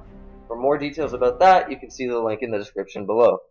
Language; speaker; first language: English; native; English